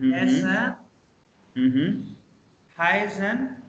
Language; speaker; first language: German; non-native, learner; Hindi